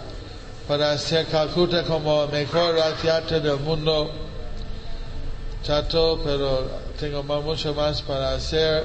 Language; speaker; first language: Spanish; non-native, fluent; English